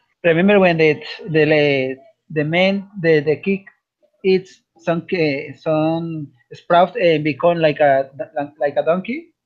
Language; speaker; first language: English; non-native, learner; Spanish